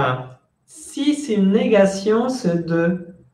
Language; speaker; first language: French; non-native, fluent; Spanish